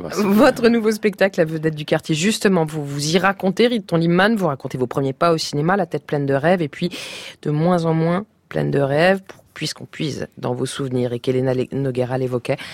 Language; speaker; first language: French; native; French